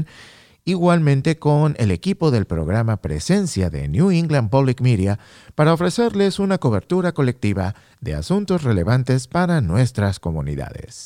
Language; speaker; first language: Spanish; native; Spanish